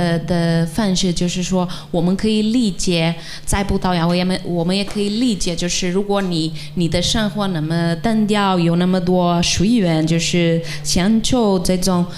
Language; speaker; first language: Chinese; non-native, fluent; Portuguese